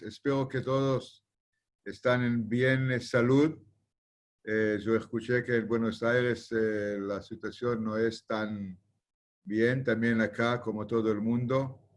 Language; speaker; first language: Spanish; early bilingual, heritage; Spanish